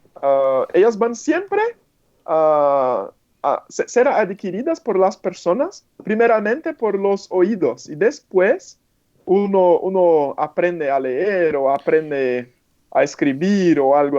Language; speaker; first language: Spanish; non-native, fluent; Portuguese